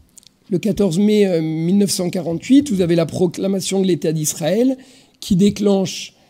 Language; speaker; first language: French; native; French